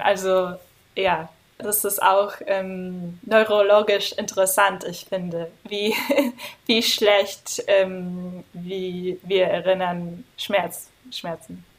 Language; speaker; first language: German; non-native, fluent; English